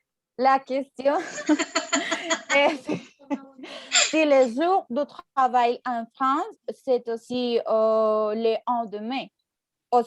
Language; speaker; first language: French; non-native, learner; Spanish